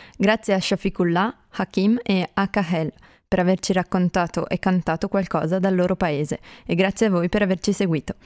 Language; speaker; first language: Italian; native; Italian